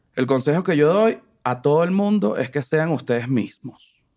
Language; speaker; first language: Spanish; native; Spanish